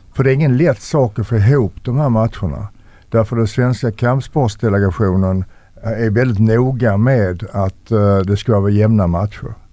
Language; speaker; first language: Swedish; native; Swedish